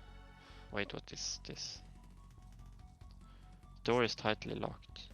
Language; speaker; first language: English; non-native, fluent; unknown